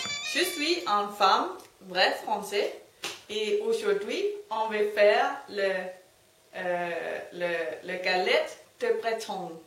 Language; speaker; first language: French; non-native, learner; Danish